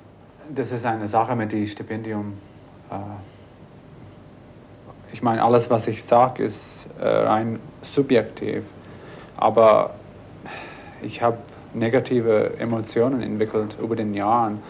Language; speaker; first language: German; non-native, fluent; English